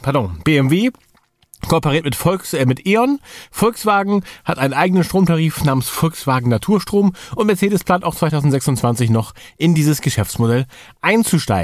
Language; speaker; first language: German; native; German